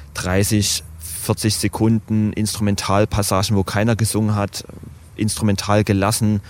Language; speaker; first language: German; native; German